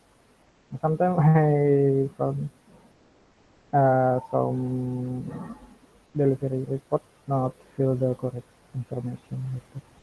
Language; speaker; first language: English; non-native, learner; Indonesian